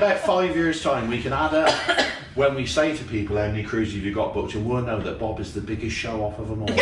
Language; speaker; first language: English; native; English